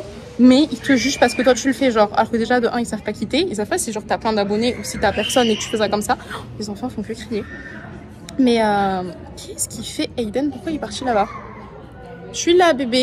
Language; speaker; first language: French; native; French